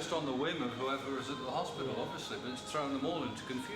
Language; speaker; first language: English; native; English